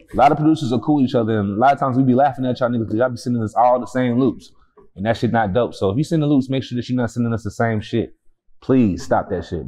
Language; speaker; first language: English; native; English